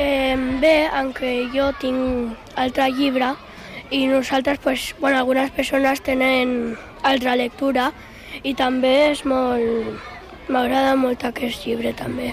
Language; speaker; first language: Catalan; non-native, local second language; Spanish